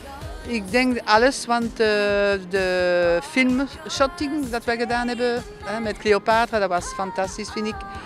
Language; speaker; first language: Dutch; non-native, fluent; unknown